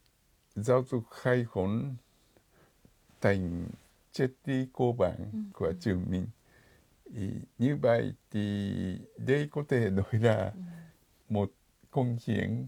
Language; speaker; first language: Vietnamese; non-native, fluent; Japanese